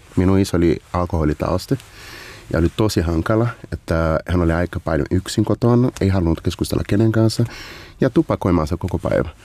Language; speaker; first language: Finnish; non-native, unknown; Portuguese